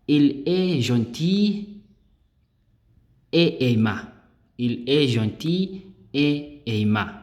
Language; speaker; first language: French; non-native, learner; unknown